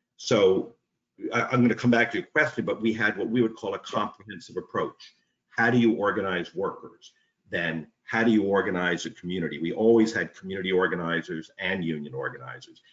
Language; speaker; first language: English; native; English